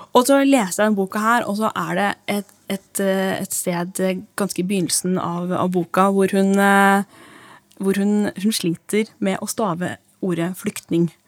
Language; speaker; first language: Norwegian; native; Norwegian